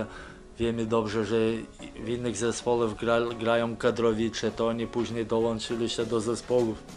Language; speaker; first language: Polish; non-native, fluent; Lithuanian